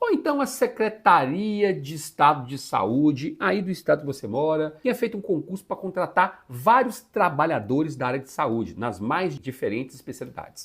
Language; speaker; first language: Portuguese; native; Portuguese